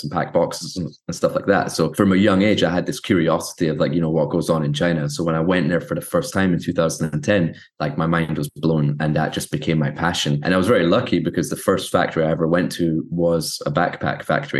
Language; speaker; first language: English; native; English